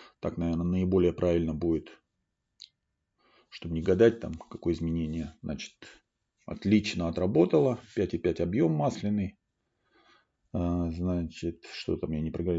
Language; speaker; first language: Russian; native; Russian